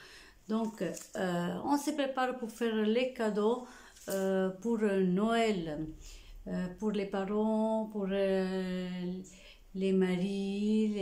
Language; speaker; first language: French; non-native, fluent; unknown